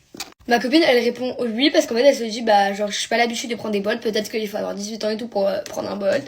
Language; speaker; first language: French; native; French